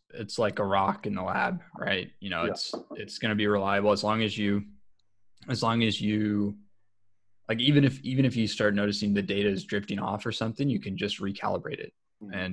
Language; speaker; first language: English; native; English